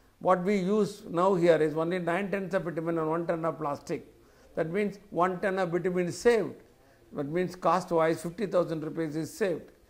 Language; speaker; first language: English; non-native, local second language; Tamil